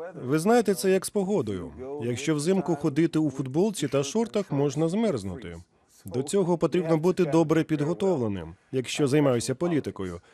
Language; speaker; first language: Ukrainian; native; Ukrainian